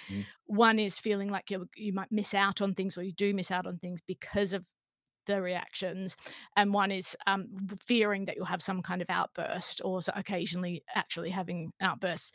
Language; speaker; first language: English; native; English